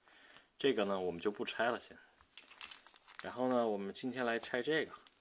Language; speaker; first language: Chinese; native; Chinese